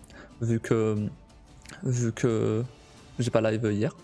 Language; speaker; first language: French; native; French